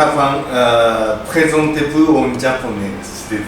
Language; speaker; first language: French; non-native, learner; Japanese